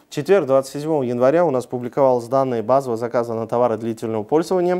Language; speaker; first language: Russian; non-native, local second language; Uzbek